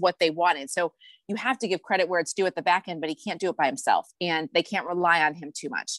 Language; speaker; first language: English; native; English